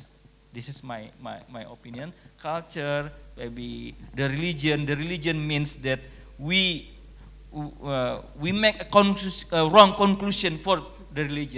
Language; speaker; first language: English; non-native, local second language; Indonesian